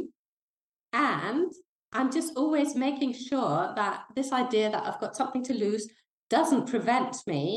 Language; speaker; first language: English; non-native, fluent; Danish